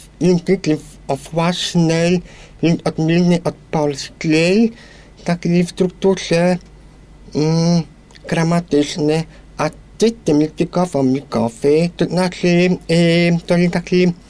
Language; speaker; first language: Polish; non-native, local second language; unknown